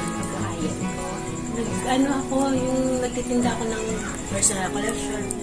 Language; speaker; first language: Filipino; non-native, local second language; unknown